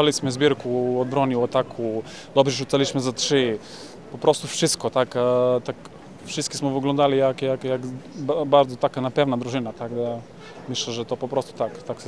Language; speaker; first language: Polish; non-native, fluent; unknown